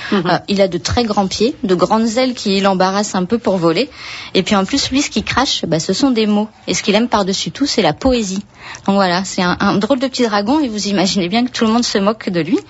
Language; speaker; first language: French; native; French